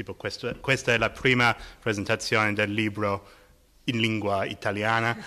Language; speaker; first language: Italian; non-native, fluent; English